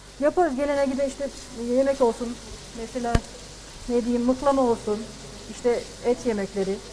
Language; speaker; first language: Turkish; native; Turkish